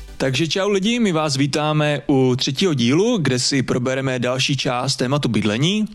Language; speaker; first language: Czech; native; Czech